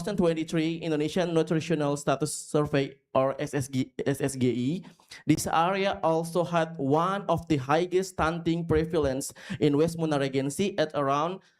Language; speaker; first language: English; non-native, fluent; Indonesian